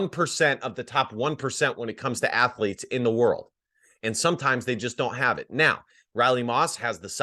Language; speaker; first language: English; native; English